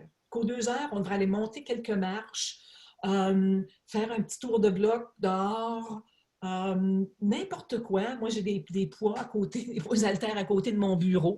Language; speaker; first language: French; native; French